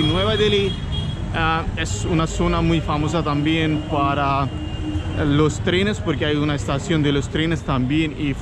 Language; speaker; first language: Spanish; non-native, learner; Hindi